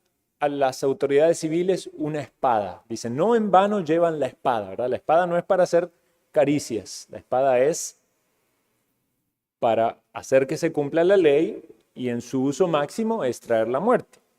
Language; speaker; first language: Spanish; native; Spanish